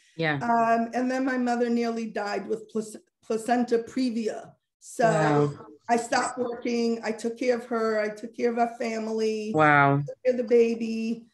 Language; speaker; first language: English; native; English